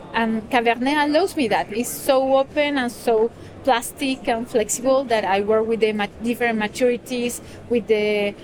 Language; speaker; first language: English; non-native, fluent; Spanish